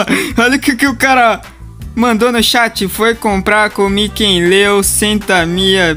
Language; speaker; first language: Portuguese; native; Portuguese